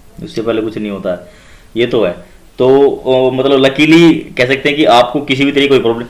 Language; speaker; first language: Hindi; native; Hindi